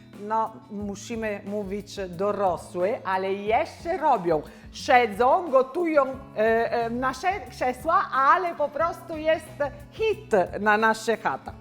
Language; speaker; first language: Polish; non-native, learner; Italian